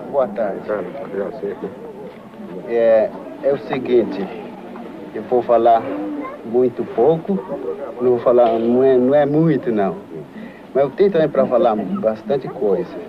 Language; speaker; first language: Portuguese; non-native, local second language; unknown